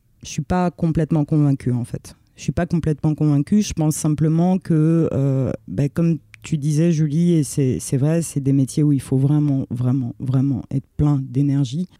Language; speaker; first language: French; early bilingual, other home language; Romanian